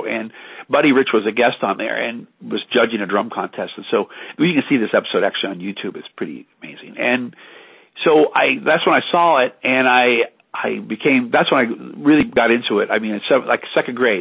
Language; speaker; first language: English; native; English